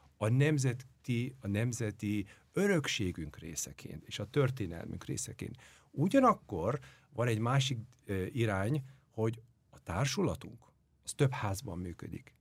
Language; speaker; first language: Hungarian; non-native, fluent; Turkish